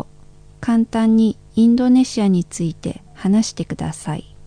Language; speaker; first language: Japanese; non-native, fluent; Indonesian